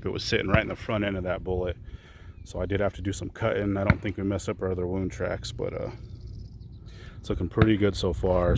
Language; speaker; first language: English; native; English